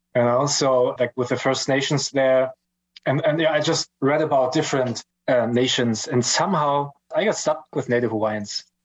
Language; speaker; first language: English; non-native, fluent; German